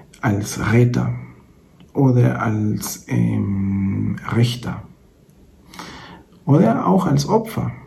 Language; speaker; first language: German; non-native, fluent; Spanish